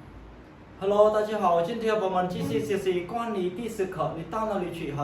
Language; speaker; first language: Chinese; non-native, fluent; Khmer